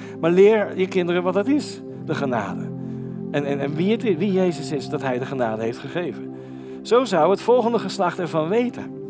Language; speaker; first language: Dutch; native; Dutch